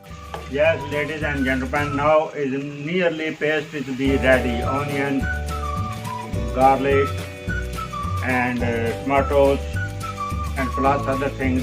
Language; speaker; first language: English; non-native, learner; Punjabi